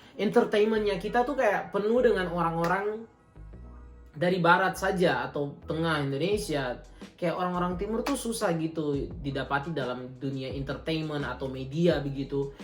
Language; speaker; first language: Indonesian; native; Indonesian